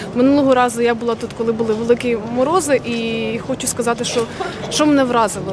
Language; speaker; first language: Ukrainian; native; Ukrainian